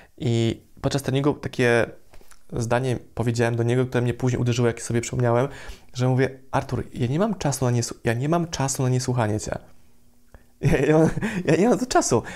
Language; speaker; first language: Polish; native; Polish